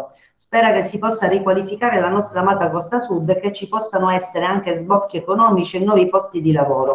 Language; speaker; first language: Italian; native; Italian